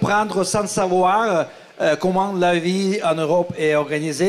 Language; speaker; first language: French; non-native, fluent; Russian